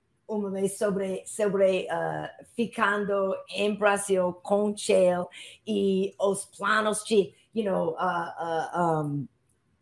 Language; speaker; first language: Portuguese; non-native, learner; English